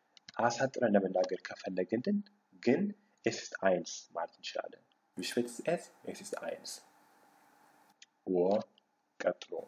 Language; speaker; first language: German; non-native, fluent; Amharic